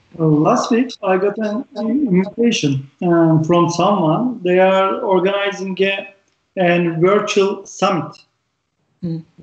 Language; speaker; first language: English; non-native, learner; Turkish